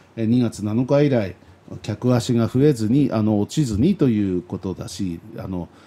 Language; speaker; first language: Japanese; native; Japanese